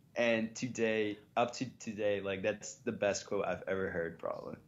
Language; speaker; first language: English; early bilingual, other home language; Spanish